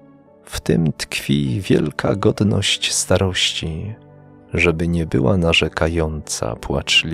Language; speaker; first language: Polish; native; Polish